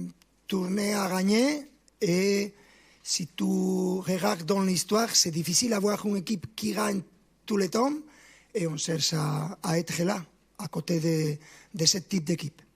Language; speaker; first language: French; non-native, fluent; Spanish